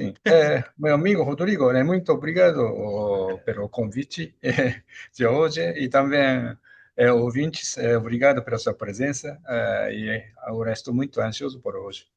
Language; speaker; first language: Portuguese; non-native, fluent; Japanese